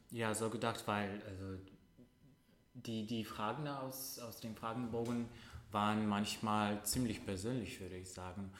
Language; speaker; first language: German; non-native, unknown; Russian